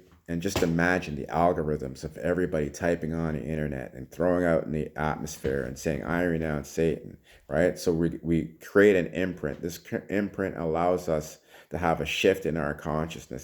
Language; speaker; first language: English; native; English